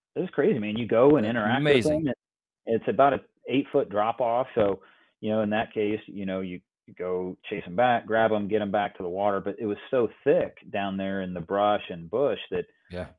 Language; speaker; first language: English; native; English